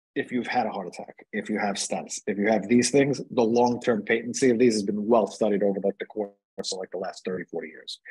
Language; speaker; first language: English; native; English